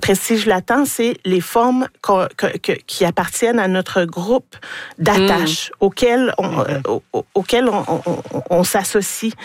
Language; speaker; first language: French; native; French